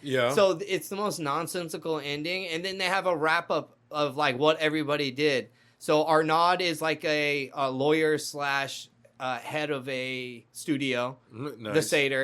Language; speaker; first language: English; native; English